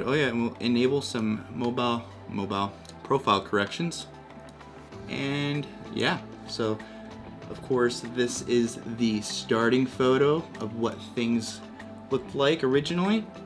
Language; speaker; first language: English; native; English